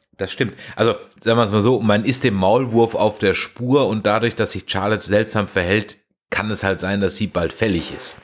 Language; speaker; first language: German; native; German